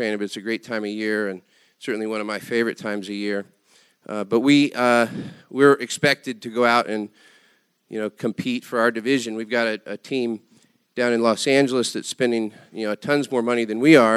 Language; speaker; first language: English; native; English